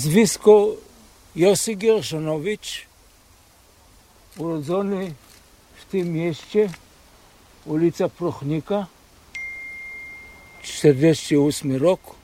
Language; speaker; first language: Polish; early bilingual, heritage; Polish